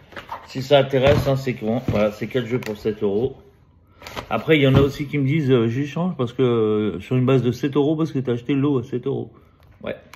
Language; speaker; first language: French; native; French